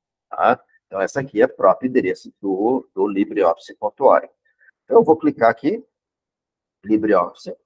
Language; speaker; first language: Portuguese; native; Portuguese